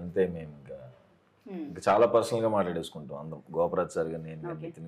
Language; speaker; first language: Telugu; native; Telugu